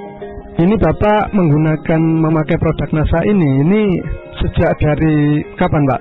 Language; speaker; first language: Indonesian; native; Indonesian